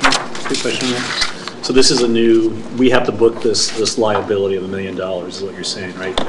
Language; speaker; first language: English; native; English